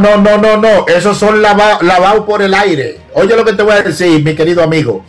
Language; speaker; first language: Spanish; native; Spanish